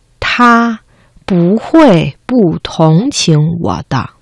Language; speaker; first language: Chinese; non-native, fluent; Vietnamese